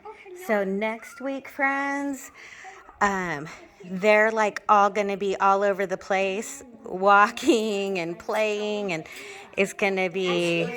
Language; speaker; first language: English; native; English